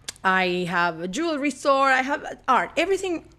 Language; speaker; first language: English; non-native, fluent; Spanish